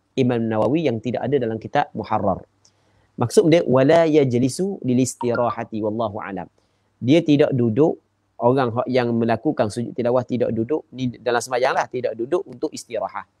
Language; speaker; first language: Malay; native; Malay